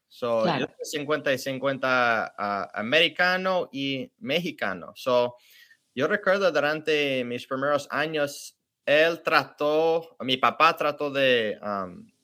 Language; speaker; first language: Spanish; early bilingual, heritage; English